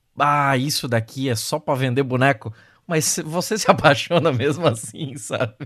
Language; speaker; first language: Portuguese; native; Portuguese